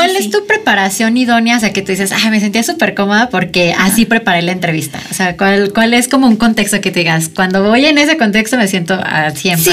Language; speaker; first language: Spanish; native; Spanish